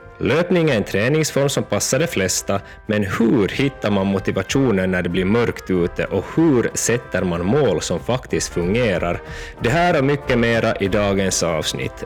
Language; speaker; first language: Swedish; native; Swedish